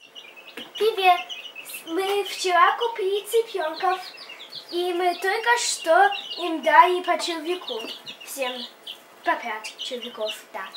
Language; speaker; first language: Russian; early bilingual, heritage; English